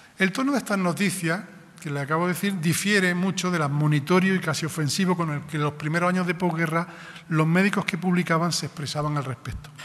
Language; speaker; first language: Spanish; native; Spanish